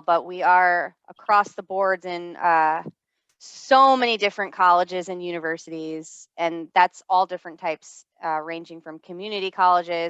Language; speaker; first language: English; native; English